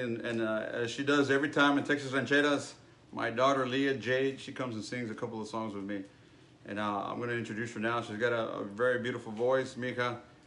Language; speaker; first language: English; early bilingual, other home language; Spanish